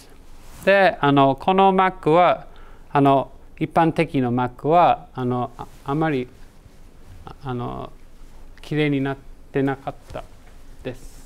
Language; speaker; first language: Japanese; non-native, learner; English